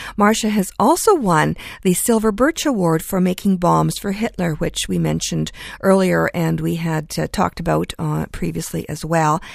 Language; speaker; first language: English; early bilingual, other home language; Ukrainian